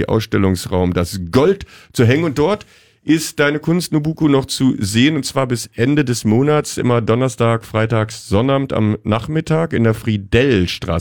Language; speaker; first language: German; native; German